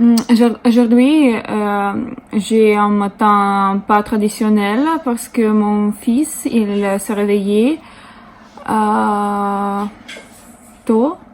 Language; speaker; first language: French; non-native, learner; Russian